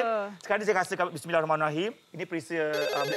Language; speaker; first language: Malay; native; Malay